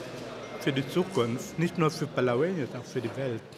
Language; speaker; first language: German; non-native, fluent; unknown